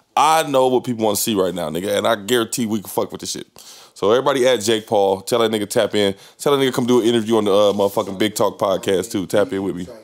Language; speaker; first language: English; native; English